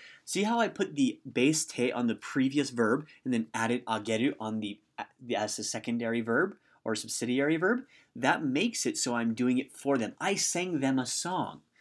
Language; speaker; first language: English; native; English